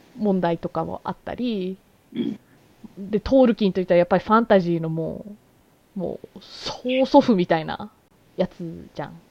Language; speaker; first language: Japanese; native; Japanese